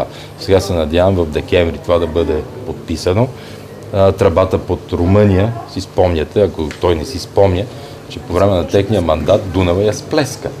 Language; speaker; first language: Bulgarian; native; Bulgarian